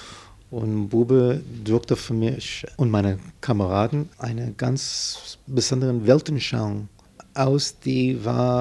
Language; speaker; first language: German; non-native, fluent; English